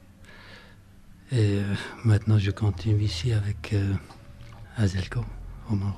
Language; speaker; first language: French; non-native, learner; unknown